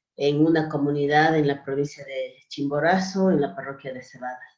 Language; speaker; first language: Spanish; native; Spanish